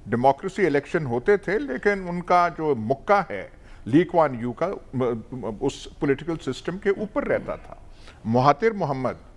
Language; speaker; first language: Urdu; non-native, local second language; Punjabi